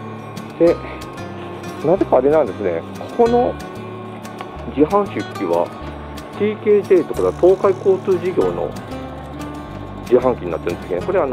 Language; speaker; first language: Japanese; native; Japanese